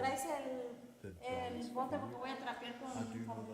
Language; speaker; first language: Spanish; native; Spanish